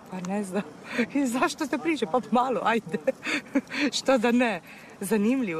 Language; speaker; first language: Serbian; non-native, fluent; Italian